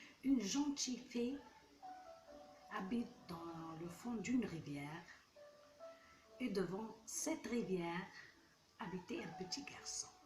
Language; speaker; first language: French; non-native, local second language; Arabic